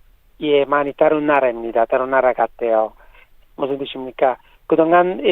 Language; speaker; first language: Korean; non-native, learner; Italian